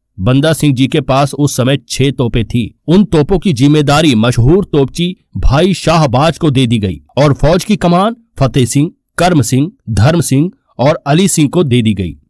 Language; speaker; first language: Hindi; non-native, local second language; Punjabi